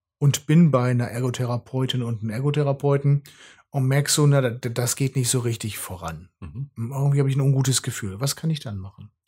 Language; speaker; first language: German; native; German